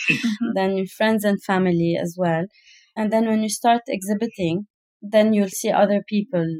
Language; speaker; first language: English; non-native, fluent; Arabic